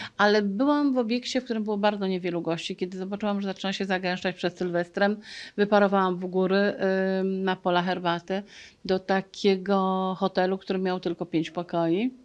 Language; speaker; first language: Polish; native; Polish